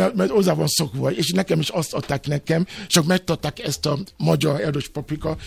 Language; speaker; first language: Hungarian; non-native, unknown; Yoruba